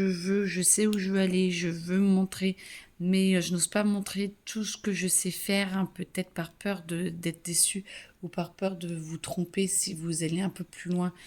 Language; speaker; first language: French; native; French